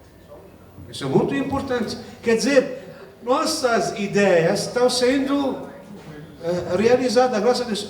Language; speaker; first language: Portuguese; non-native, fluent; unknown